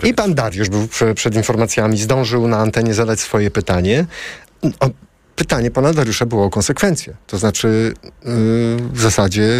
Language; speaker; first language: Polish; native; Polish